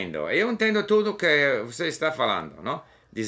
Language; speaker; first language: Portuguese; non-native, learner; English